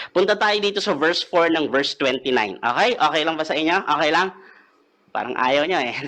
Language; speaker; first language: Filipino; native; Filipino